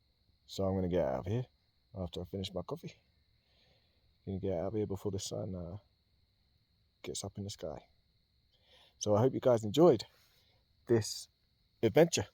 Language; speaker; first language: English; native; English